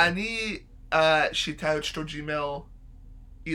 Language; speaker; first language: Russian; non-native, learner; English